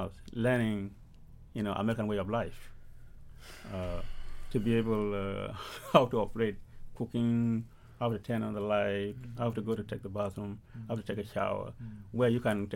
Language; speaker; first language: English; early bilingual, other home language; Arabic